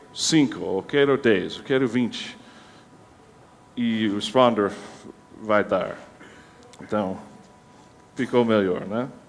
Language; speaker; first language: Portuguese; non-native, learner; English